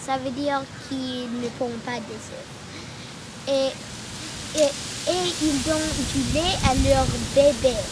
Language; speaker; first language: French; non-native, learner; English